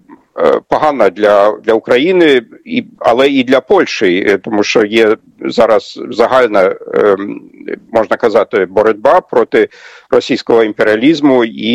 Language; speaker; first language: Ukrainian; non-native, fluent; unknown